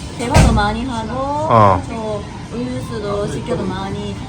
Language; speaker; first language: Korean; non-native, learner; Japanese